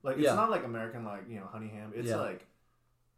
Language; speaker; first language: English; early bilingual, other home language; Chinese